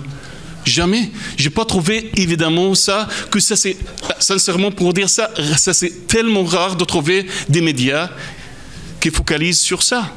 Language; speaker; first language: French; non-native, fluent; Arabic